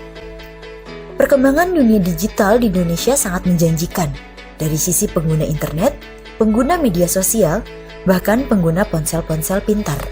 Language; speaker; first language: Indonesian; native; Indonesian